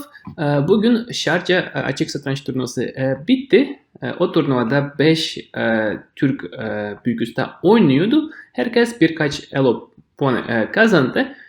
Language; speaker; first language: Turkish; non-native, fluent; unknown